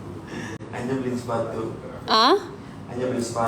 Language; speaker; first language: Indonesian; native; Indonesian